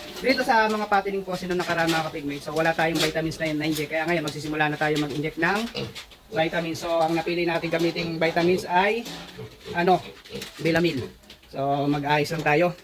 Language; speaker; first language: Filipino; native; Filipino